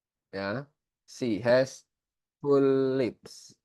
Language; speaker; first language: English; non-native, fluent; Indonesian